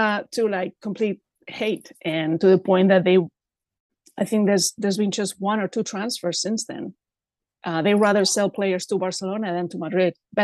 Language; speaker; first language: English; non-native, fluent; Spanish